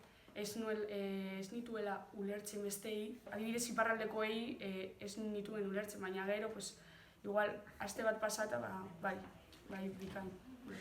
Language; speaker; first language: Basque; non-native, local second language; Spanish